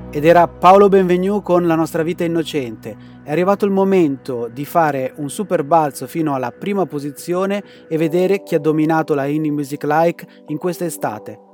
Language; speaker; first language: Italian; native; Italian